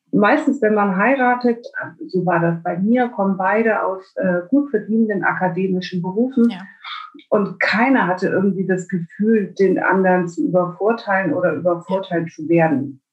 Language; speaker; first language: German; native; German